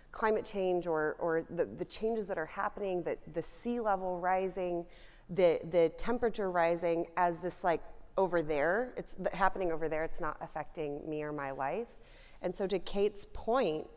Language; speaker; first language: English; native; English